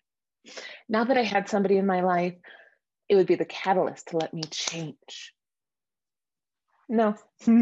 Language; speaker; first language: English; native; English